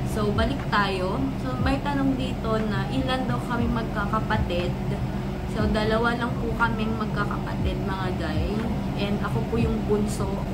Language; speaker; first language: Filipino; non-native, local second language; Cebuano